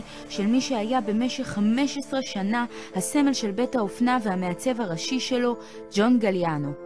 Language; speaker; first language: Hebrew; native; Hebrew